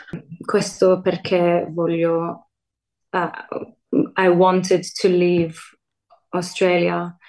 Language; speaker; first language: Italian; early bilingual, heritage; English